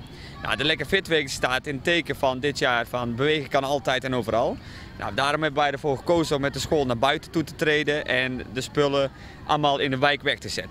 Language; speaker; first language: Dutch; native; Dutch